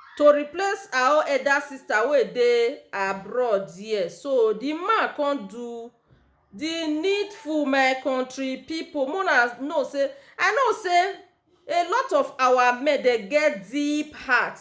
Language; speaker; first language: Nigerian Pidgin; native; Nigerian Pidgin